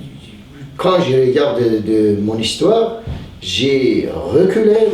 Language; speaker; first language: French; non-native, learner; Turkish